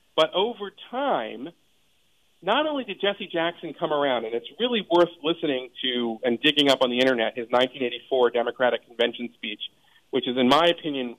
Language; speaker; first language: English; native; English